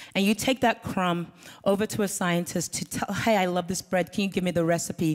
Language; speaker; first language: English; native; English